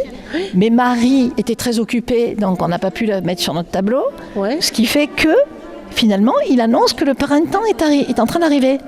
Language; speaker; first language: French; native; French